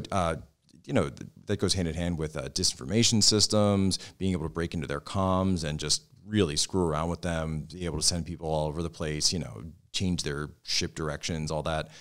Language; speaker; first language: English; native; English